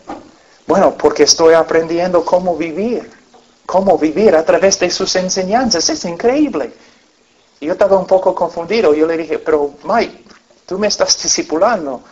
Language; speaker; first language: Spanish; non-native, fluent; English